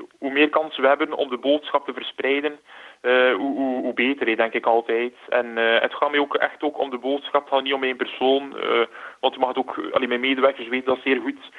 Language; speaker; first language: Dutch; native; Dutch